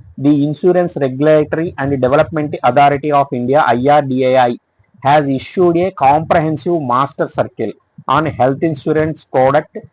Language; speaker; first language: English; non-native, local second language; Telugu